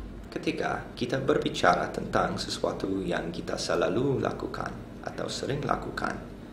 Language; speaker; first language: Indonesian; non-native, learner; English